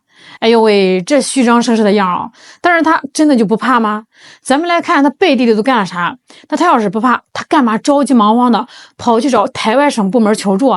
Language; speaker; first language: Chinese; native; Chinese